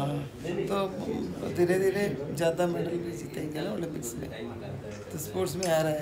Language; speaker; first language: Hindi; non-native, local second language; Malayalam